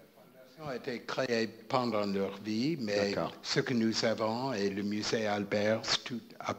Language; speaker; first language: French; non-native, fluent; English